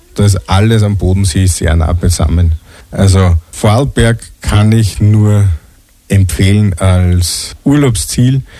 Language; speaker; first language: German; native; German